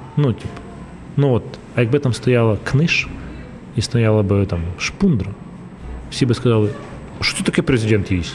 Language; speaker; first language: Ukrainian; non-native, local second language; Russian